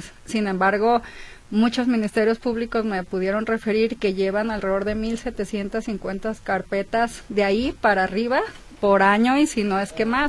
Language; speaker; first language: Spanish; native; Spanish